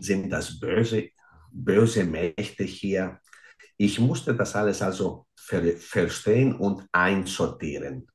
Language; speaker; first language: German; non-native, fluent; Greek